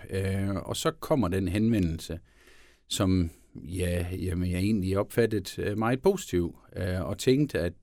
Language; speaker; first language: Danish; native; Danish